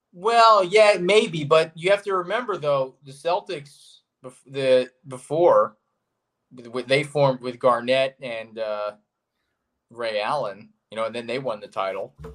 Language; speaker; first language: English; native; English